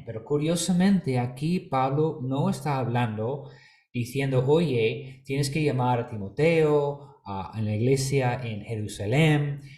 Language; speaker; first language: Spanish; non-native, fluent; English